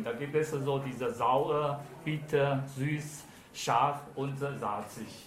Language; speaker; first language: German; non-native, fluent; Chinese